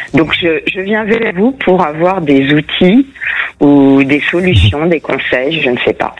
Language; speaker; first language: French; non-native, fluent; Portuguese